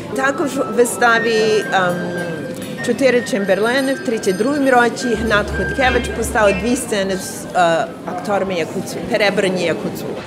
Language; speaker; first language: Ukrainian; early bilingual, heritage; English